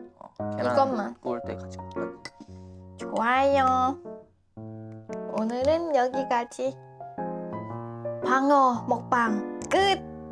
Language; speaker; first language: Korean; non-native, fluent; Lao